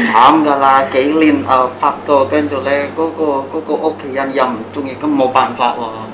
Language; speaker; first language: Cantonese; non-native, fluent; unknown